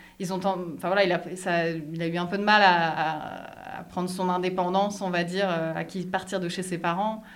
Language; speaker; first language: French; native; French